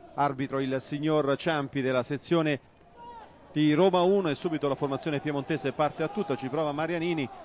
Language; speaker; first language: Italian; native; Italian